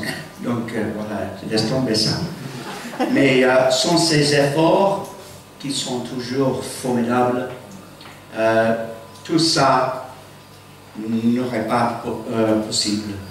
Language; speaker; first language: French; non-native, fluent; English